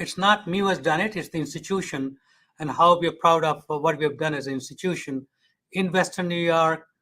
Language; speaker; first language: English; non-native, fluent; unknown